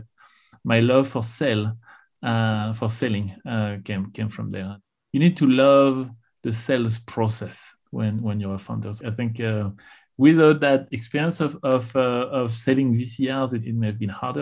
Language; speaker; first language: English; non-native, fluent; French